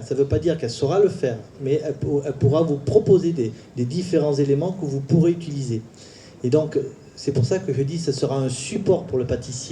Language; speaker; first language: French; native; French